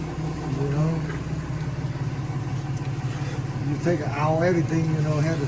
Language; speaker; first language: English; non-native, learner; Vietnamese